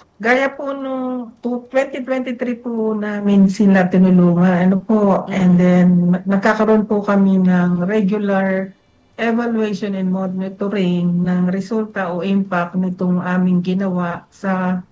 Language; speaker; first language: Filipino; native; Filipino